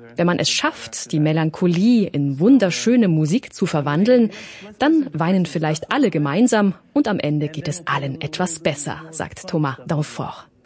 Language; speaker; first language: German; native; German